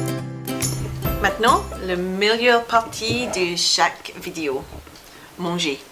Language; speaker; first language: French; non-native, learner; English